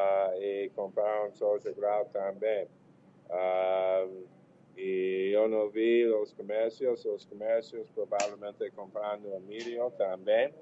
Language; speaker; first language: Portuguese; non-native, fluent; English